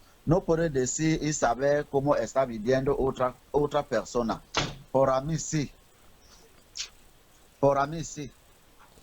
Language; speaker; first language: Spanish; non-native, learner; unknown